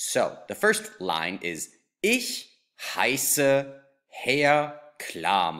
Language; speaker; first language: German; non-native, fluent; English